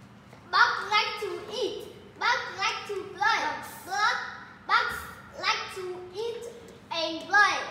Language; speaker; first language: English; non-native, learner; Vietnamese